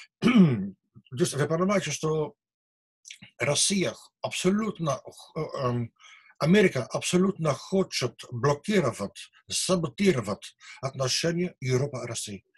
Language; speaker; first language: Russian; non-native, learner; Dutch